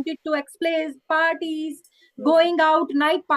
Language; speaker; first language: English; non-native, local second language; Hindi